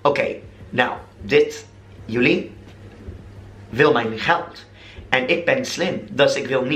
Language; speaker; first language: Dutch; non-native, learner; English